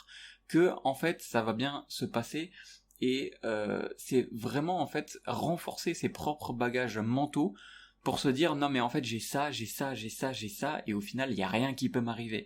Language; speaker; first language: French; native; French